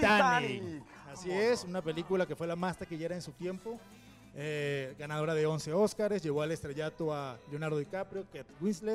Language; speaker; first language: Spanish; native; Spanish